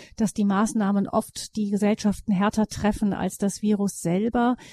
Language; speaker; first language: German; native; German